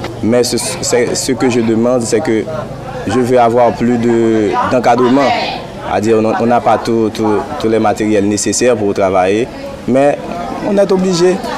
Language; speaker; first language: French; non-native, local second language; Haitian Creole